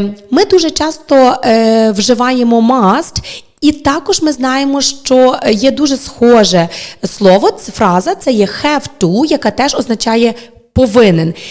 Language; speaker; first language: Ukrainian; native; Ukrainian